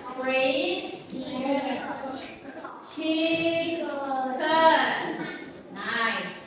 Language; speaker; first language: English; non-native, learner; Indonesian